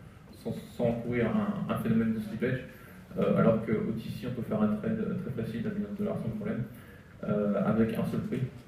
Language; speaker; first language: French; native; French